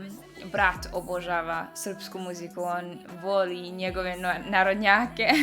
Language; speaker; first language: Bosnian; early bilingual, heritage; Dutch